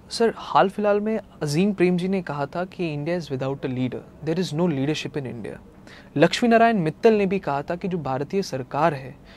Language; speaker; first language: Hindi; native; Hindi